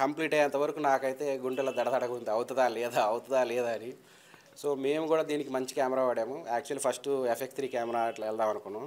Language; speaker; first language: Telugu; native; Telugu